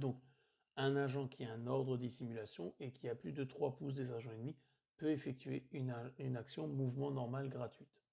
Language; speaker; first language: French; native; French